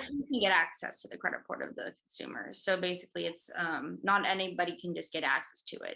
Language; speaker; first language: English; native; English